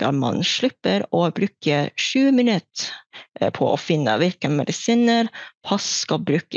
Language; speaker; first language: Norwegian; non-native, fluent; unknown